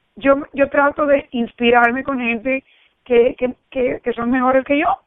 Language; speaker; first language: Spanish; early bilingual, heritage; Spanish